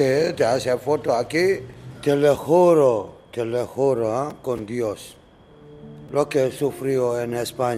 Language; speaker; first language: Spanish; non-native, learner; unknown